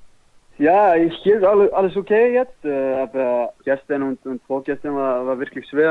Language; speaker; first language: German; non-native, learner; Icelandic